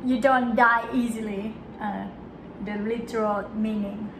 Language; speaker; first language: English; non-native, fluent; Thai